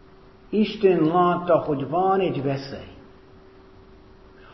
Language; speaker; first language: Hungarian; non-native, fluent; English